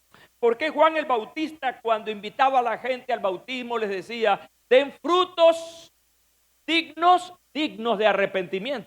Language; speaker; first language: Spanish; native; Spanish